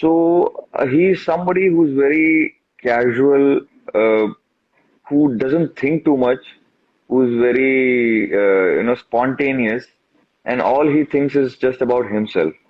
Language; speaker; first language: English; non-native, local second language; Tamil